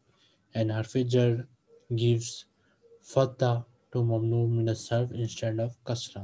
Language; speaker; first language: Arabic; non-native, fluent; Urdu